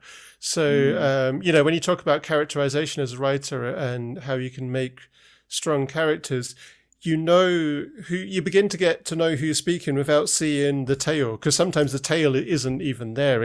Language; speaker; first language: English; native; English